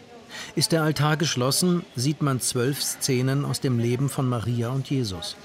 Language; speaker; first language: German; native; German